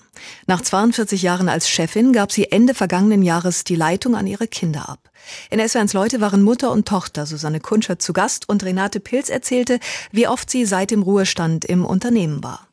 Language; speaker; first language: German; native; German